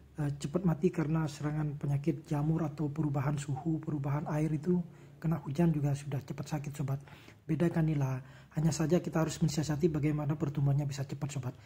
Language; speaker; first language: Indonesian; non-native, local second language; Javanese